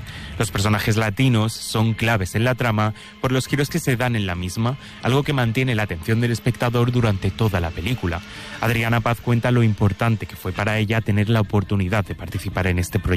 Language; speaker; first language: Spanish; native; Spanish